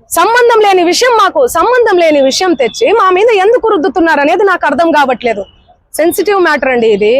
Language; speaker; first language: Telugu; non-native, local second language; Lambadi